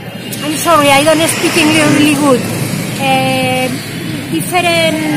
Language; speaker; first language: English; non-native, learner; Spanish